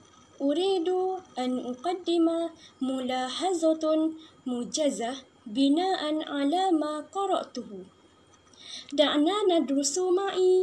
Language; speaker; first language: Arabic; non-native, learner; Malay